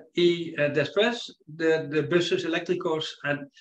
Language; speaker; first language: Spanish; non-native, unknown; Dutch